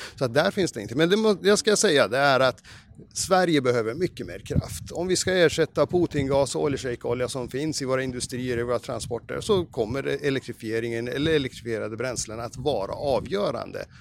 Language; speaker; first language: Swedish; native; Swedish